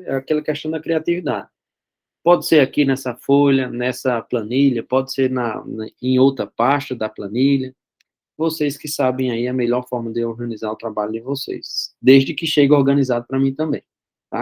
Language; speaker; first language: Portuguese; native; Portuguese